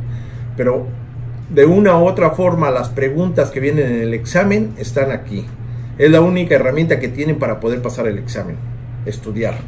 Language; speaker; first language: Spanish; native; Spanish